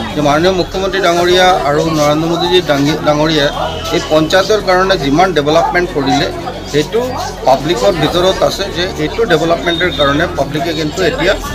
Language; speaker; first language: Assamese; non-native, local second language; Bangla